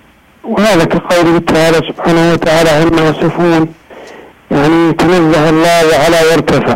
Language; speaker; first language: Arabic; native; Arabic